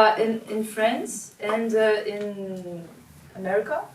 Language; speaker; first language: English; non-native, learner; Russian